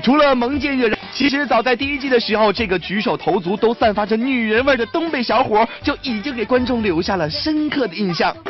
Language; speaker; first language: Chinese; native; Chinese